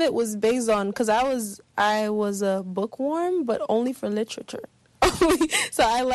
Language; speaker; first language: English; non-native, local second language; Igbo